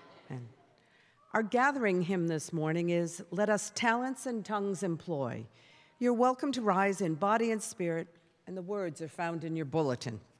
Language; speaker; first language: English; native; English